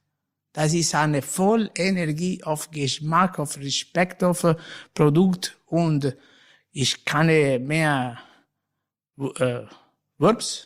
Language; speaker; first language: German; non-native, learner; Italian